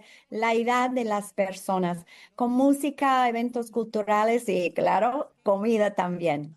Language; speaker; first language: Spanish; non-native, fluent; English